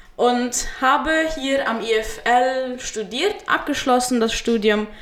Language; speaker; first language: German; early bilingual, heritage; Spanish